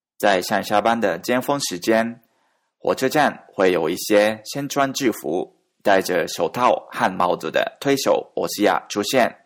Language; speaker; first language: Chinese; non-native, fluent; Japanese